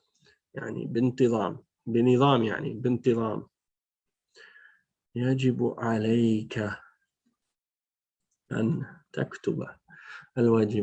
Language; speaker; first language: Arabic; non-native, fluent; French